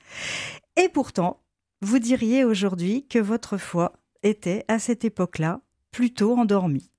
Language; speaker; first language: French; native; French